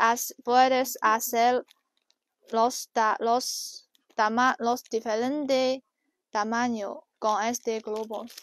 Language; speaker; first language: Spanish; non-native, learner; Chinese